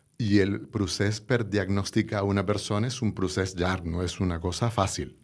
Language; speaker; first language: Catalan; non-native, local second language; Spanish